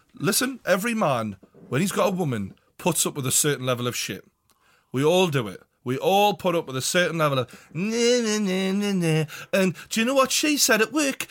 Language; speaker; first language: English; native; English